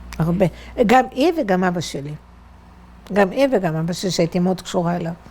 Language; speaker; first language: Hebrew; non-native, fluent; French